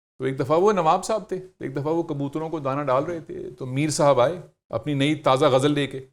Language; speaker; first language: Urdu; native; Urdu